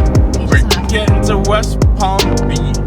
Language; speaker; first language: English; native; English